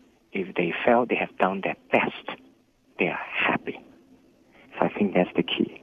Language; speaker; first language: English; non-native, fluent; Chinese